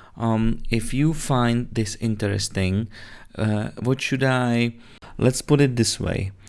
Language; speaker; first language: English; non-native, fluent; Czech